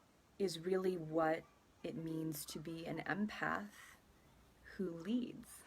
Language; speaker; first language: English; native; English